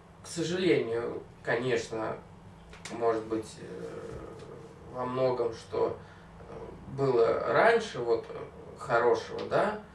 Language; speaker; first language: Russian; native; Russian